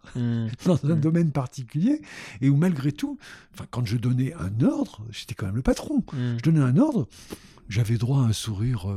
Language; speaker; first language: French; native; French